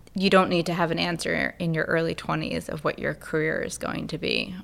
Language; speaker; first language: English; native; English